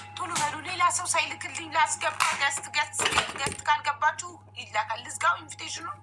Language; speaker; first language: Amharic; native; Amharic